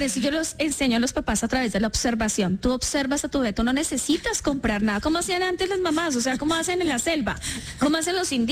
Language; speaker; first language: Spanish; native; Spanish